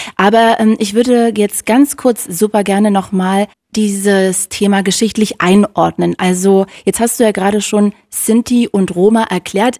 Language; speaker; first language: German; native; German